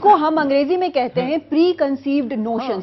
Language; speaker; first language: Hindi; native; Hindi